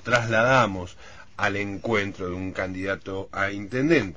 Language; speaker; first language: Spanish; native; Spanish